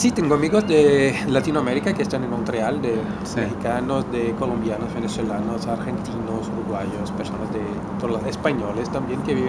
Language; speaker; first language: Spanish; non-native, fluent; Portuguese